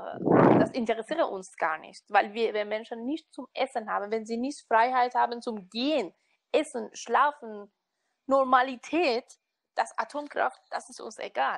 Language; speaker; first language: German; non-native, learner; Persian